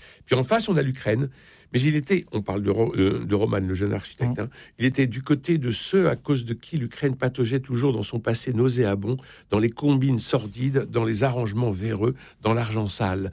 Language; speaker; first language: French; native; French